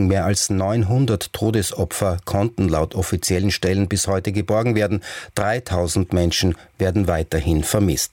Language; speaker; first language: German; native; German